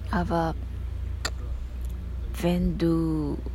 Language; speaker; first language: German; non-native, learner; Japanese